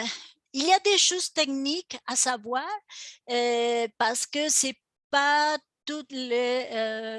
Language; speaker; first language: French; non-native, fluent; Spanish